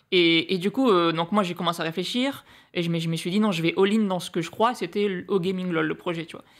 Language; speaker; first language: French; native; French